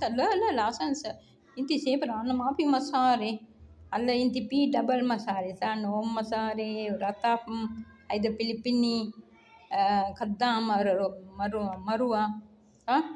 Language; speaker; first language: Arabic; non-native, learner; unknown